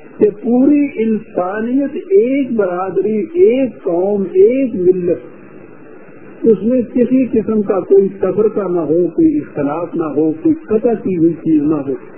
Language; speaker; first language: Urdu; non-native, local second language; Punjabi